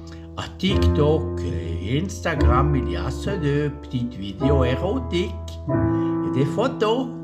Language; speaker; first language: French; non-native, fluent; German